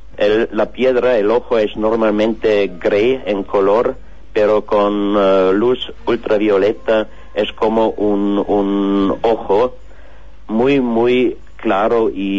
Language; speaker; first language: Spanish; non-native, learner; German